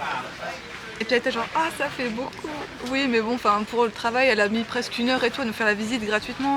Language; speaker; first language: French; native; French